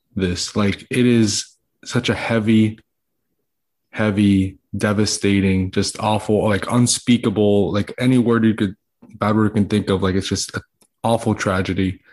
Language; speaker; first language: English; native; English